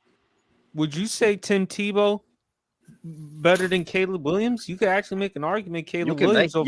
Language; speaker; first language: English; native; English